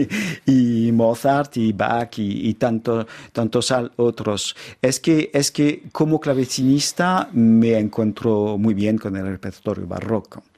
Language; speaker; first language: Spanish; non-native, fluent; French